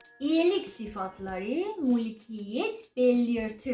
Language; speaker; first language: Turkish; non-native, learner; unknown